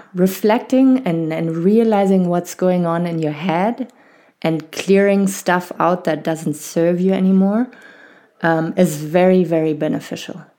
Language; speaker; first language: English; non-native, fluent; German